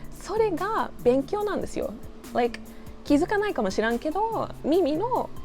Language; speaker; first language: Japanese; non-native, fluent; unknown